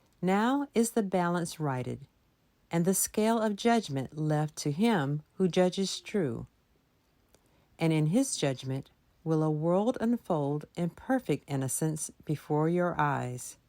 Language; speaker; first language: English; native; English